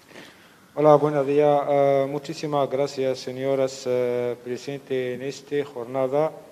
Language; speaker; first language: Spanish; non-native, learner; Riffian